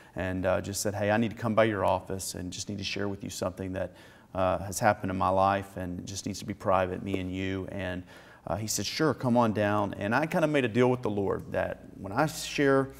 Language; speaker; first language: English; native; English